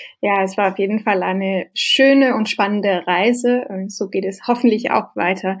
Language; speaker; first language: German; non-native, fluent; Danish